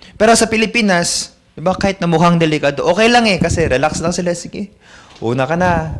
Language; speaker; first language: Filipino; native; Filipino